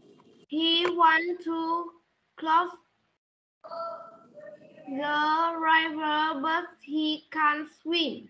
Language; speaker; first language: English; non-native, learner; Vietnamese